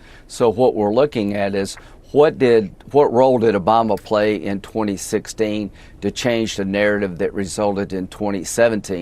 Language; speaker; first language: English; native; English